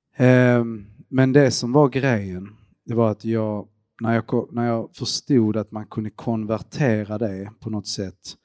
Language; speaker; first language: Swedish; early bilingual, other home language; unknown